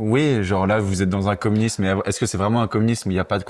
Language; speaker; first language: French; native; French